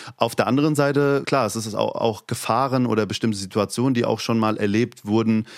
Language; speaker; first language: German; native; German